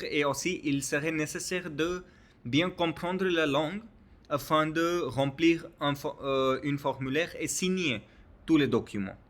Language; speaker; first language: French; non-native, learner; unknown